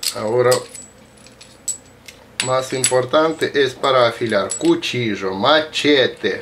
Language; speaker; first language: Spanish; non-native, learner; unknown